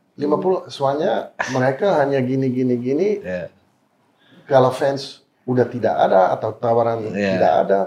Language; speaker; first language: Indonesian; non-native, fluent; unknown